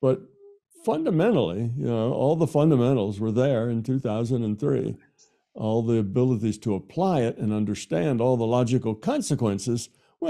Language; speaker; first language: English; native; English